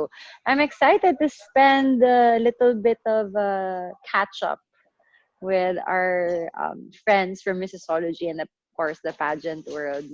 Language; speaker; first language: English; non-native, local second language; Hiligaynon